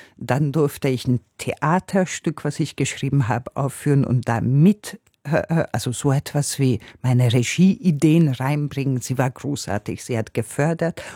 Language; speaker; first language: German; non-native, fluent; Hungarian